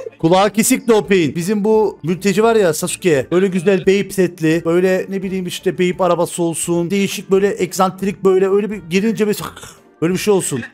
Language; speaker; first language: Turkish; native; Turkish